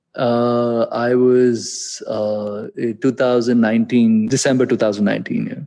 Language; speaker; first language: English; non-native, local second language; Hindi